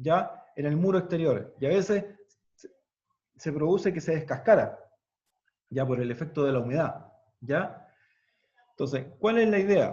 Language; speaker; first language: Spanish; native; Spanish